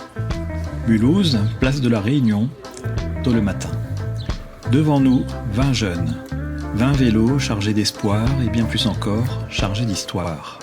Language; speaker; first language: French; native; French